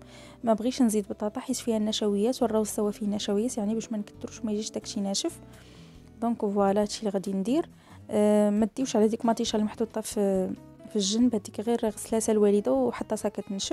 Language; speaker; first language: Arabic; native; Arabic